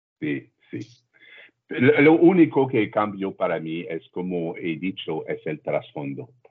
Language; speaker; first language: Spanish; non-native, learner; French